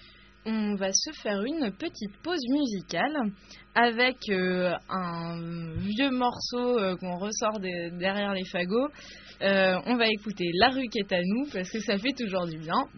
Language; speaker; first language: French; native; French